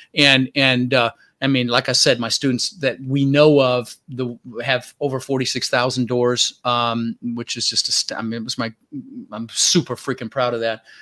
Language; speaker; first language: English; early bilingual, other home language; Dutch